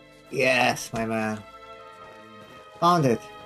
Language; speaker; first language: English; non-native, fluent; Romanian